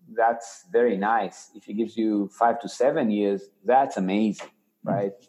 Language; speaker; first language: English; non-native, fluent; Hebrew